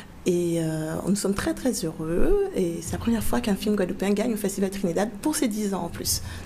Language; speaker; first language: French; native; French